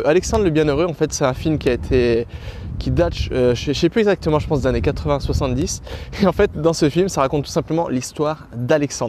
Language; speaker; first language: French; native; French